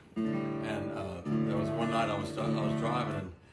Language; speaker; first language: English; early bilingual, other home language; French